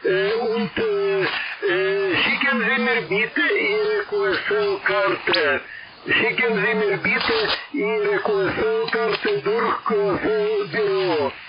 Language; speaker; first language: German; non-native, learner; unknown